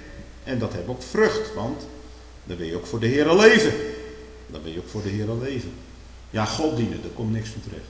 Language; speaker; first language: Dutch; native; Dutch